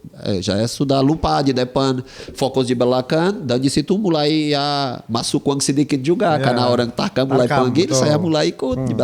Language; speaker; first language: Indonesian; non-native, fluent; Portuguese